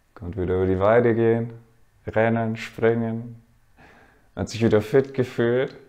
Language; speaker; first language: German; native; German